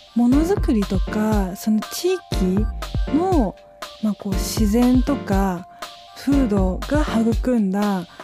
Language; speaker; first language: Japanese; native; Japanese